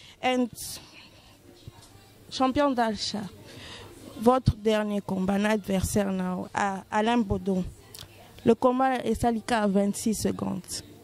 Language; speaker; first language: French; non-native, local second language; Lingala